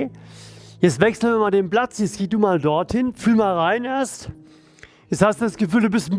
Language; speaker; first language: German; native; German